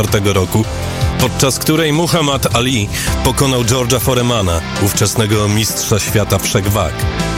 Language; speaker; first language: Polish; native; Polish